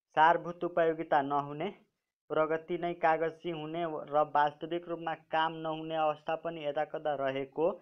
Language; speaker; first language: Nepali; non-native, local second language; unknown